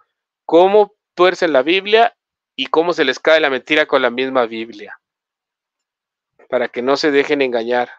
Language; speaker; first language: Spanish; native; Spanish